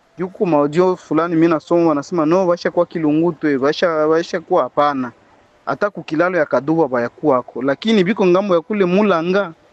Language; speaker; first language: Swahili; native; Swahili